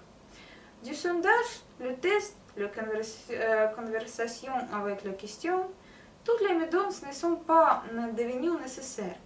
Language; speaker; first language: French; non-native, learner; Russian